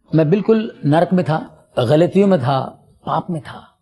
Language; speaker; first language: Hindi; non-native, local second language; Telugu